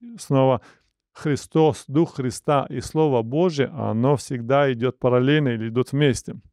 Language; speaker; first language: Russian; non-native, local second language; Romanian